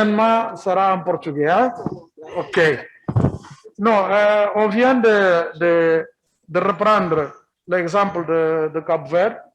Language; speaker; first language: French; non-native, learner; Kabuverdianu